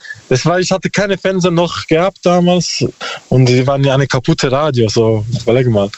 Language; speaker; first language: German; non-native, learner; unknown